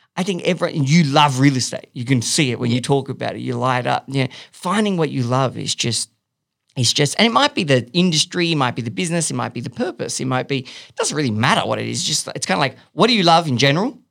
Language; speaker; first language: English; native; English